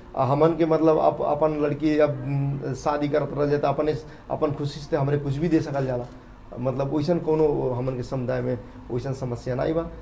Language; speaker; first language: Bhojpuri; non-native, local second language; Dangaura Tharu